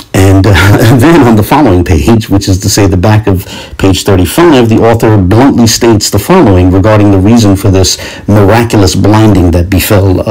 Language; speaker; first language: English; native; English